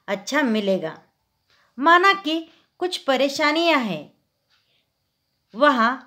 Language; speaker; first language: Hindi; non-native, local second language; Marathi